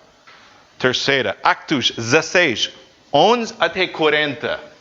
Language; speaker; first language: Portuguese; non-native, fluent; English